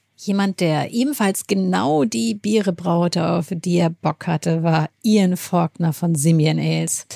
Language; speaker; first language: German; native; German